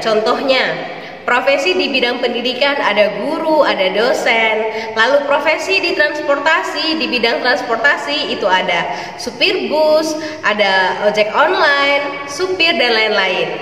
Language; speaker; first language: Indonesian; native; Indonesian